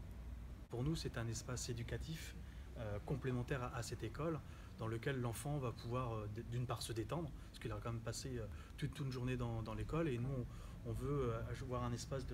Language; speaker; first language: French; native; French